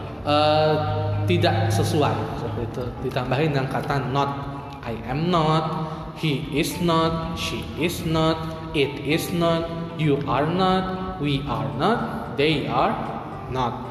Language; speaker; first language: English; non-native, fluent; Indonesian